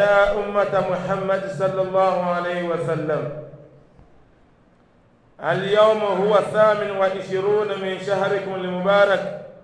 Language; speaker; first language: Arabic; non-native, fluent; Yoruba